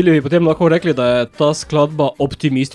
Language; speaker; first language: Slovenian; native; Slovenian